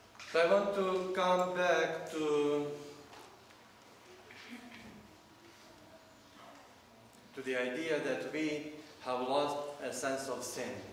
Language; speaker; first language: English; non-native, fluent; Russian